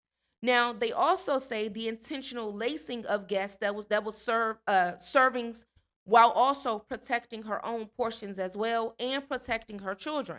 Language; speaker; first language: English; native; English